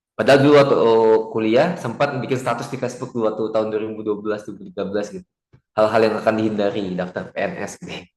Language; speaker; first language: Indonesian; native; Indonesian